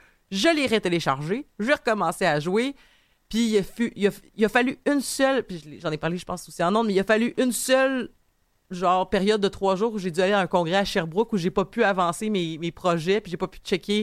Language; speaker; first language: French; native; French